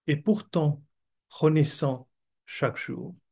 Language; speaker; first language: French; non-native, fluent; Bangla